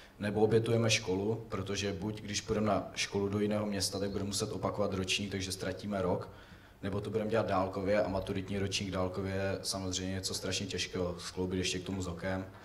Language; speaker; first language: Czech; native; Czech